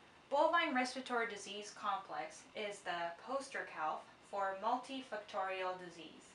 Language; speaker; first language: English; non-native, fluent; Japanese